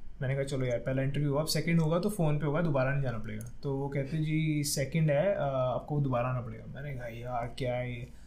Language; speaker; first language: Hindi; non-native, local second language; Punjabi